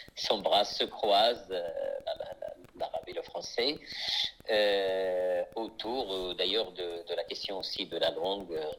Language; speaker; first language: French; non-native, local second language; Arabic